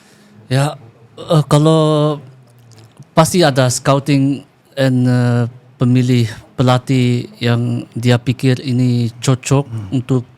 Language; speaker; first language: Indonesian; early bilingual, heritage; Dutch